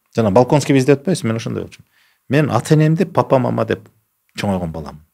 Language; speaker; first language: Kyrgyz; non-native, local second language; Russian